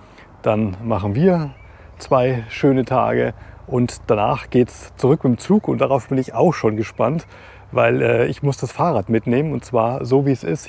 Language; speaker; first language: German; native; German